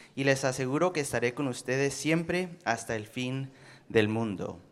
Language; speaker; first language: Spanish; early bilingual, heritage; Spanish